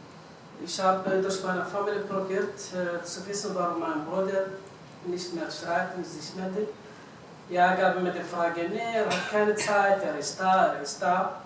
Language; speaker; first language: German; non-native, fluent; Arabic